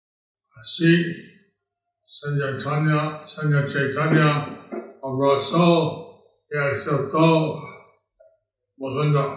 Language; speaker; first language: Spanish; non-native, learner; English